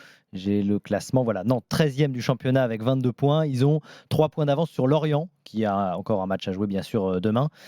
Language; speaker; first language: French; native; French